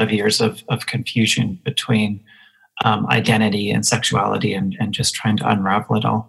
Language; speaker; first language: English; native; English